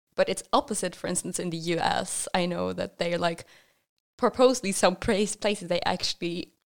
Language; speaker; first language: English; non-native, fluent; Norwegian